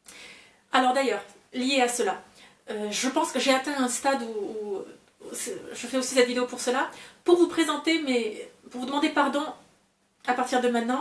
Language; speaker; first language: French; native; French